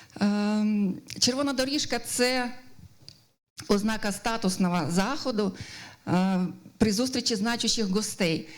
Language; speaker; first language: Ukrainian; native; Ukrainian